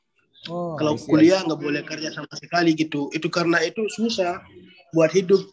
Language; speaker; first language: Indonesian; non-native, learner; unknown